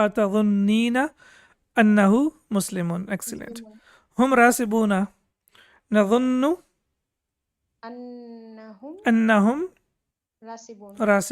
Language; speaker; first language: Arabic; non-native, fluent; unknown